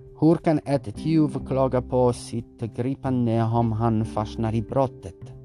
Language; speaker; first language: Swedish; non-native, learner; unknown